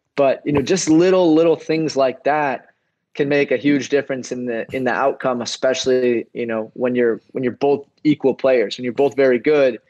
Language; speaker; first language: English; native; English